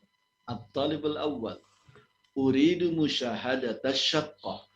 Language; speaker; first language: Arabic; non-native, fluent; Indonesian